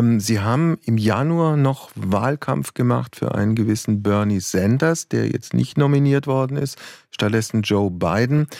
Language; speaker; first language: German; native; German